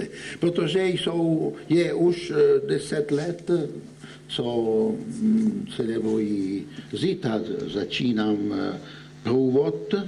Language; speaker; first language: Czech; non-native, learner; Italian